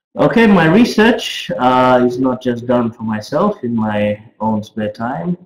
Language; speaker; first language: English; native; English